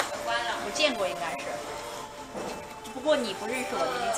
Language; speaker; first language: Chinese; native; Chinese